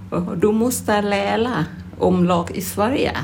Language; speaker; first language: Swedish; non-native, learner; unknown